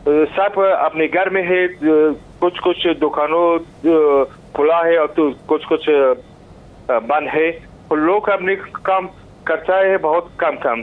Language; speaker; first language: Hindi; non-native, learner; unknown